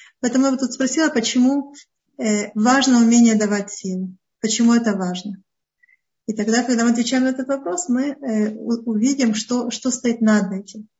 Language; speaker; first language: Russian; early bilingual, heritage; Russian